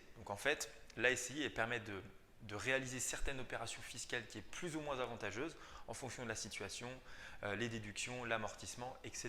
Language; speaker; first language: French; native; French